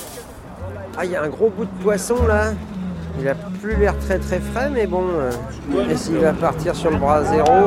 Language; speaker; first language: French; native; French